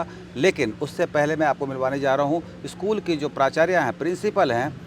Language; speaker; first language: Hindi; native; Hindi